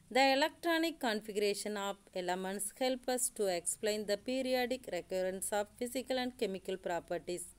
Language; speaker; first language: English; non-native, local second language; Tamil